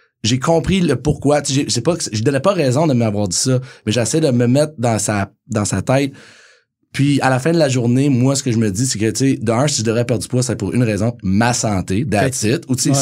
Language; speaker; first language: French; native; French